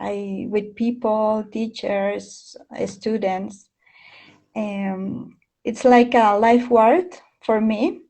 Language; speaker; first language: English; non-native, fluent; Spanish